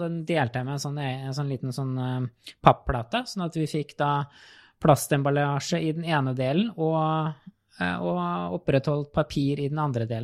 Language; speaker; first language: Norwegian; native; Norwegian